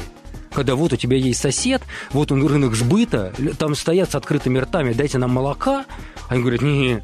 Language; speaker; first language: Russian; native; Russian